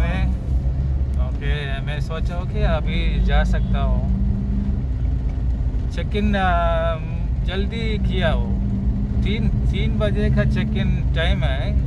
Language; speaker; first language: Hindi; non-native, local second language; Malayalam